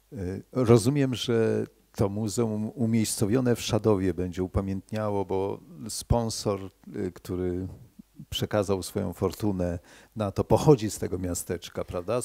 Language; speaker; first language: Polish; native; Polish